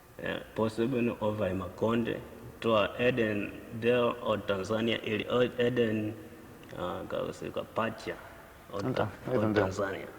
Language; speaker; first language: Macedonian; non-native, learner; Swahili